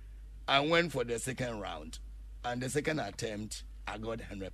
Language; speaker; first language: English; non-native, local second language; Akan